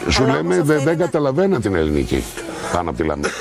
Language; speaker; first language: Greek; native; Greek